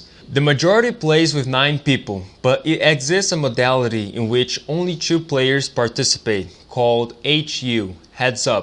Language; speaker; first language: English; non-native, fluent; Portuguese